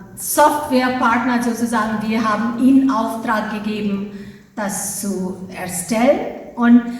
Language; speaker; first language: German; non-native, fluent; Hindi